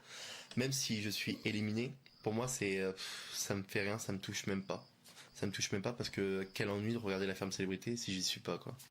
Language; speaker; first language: French; native; French